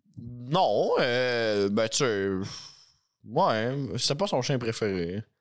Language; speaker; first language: French; native; French